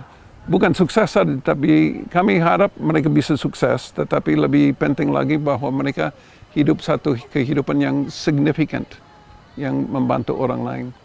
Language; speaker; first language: Indonesian; non-native, fluent; English